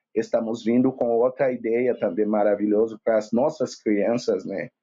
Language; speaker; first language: Portuguese; non-native, fluent; Yoruba